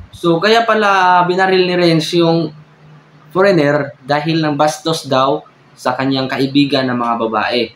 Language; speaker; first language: Filipino; non-native, local second language; Cebuano